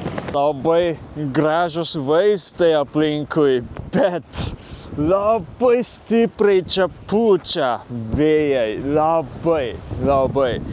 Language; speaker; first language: Lithuanian; non-native, fluent; Japanese